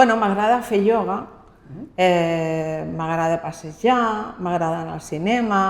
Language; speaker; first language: Catalan; non-native, local second language; Spanish